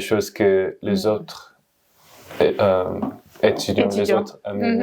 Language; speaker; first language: French; non-native, learner; English